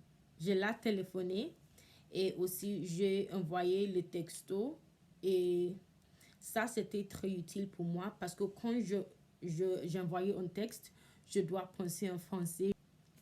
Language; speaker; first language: French; non-native, learner; English